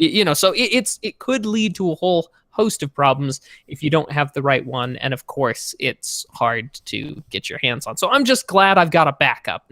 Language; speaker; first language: English; native; English